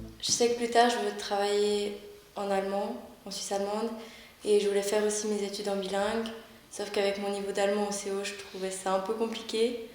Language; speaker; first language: French; native; French